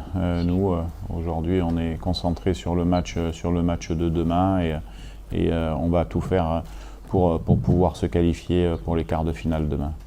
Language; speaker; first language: French; native; French